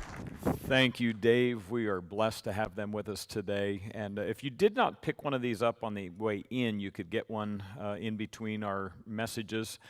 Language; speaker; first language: English; native; English